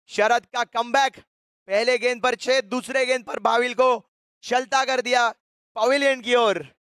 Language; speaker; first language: Hindi; non-native, local second language; Gujarati